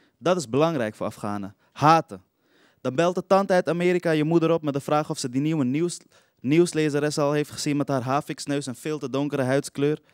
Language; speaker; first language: Dutch; early bilingual, other home language; Persian